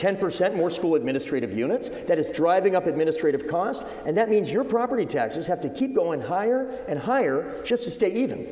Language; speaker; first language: English; native; English